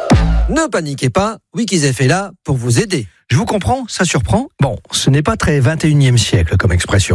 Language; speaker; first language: French; native; French